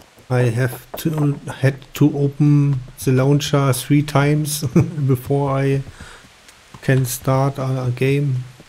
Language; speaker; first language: English; non-native, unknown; German